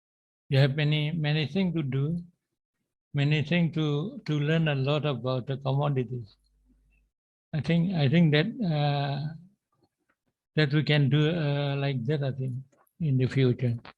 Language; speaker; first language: English; non-native, learner; Indonesian